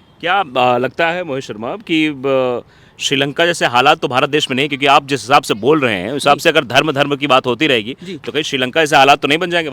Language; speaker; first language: Hindi; native; Hindi